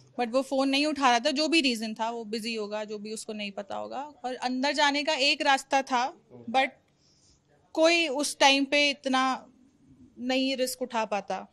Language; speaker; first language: Hindi; native; Hindi